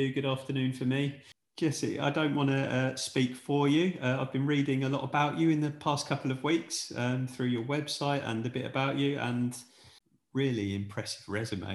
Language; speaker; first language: English; native; English